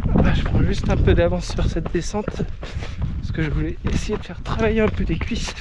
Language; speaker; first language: French; native; French